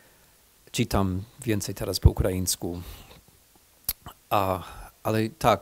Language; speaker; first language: Polish; non-native, fluent; English